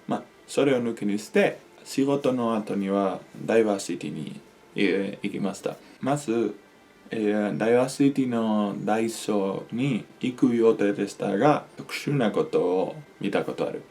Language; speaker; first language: Japanese; non-native, learner; Spanish